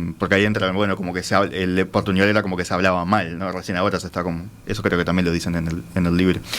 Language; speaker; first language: Spanish; native; Spanish